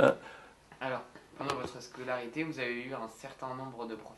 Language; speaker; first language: French; native; French